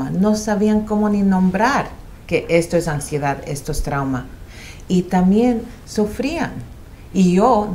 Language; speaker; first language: Spanish; early bilingual, heritage; Spanish